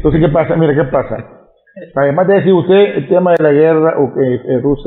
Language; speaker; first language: Spanish; native; Spanish